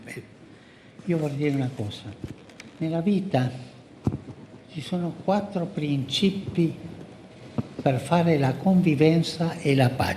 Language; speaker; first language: Italian; non-native, fluent; Spanish